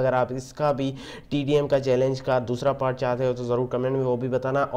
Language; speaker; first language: Hindi; native; Hindi